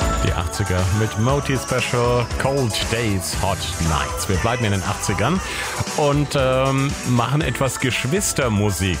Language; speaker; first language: German; native; German